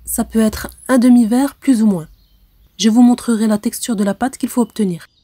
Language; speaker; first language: French; non-native, local second language; Arabic